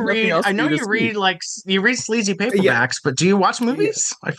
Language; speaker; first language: English; native; English